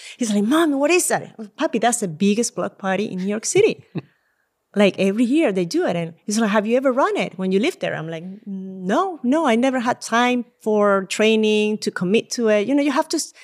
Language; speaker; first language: English; non-native, fluent; Spanish